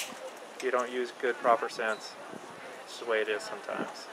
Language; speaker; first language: English; native; English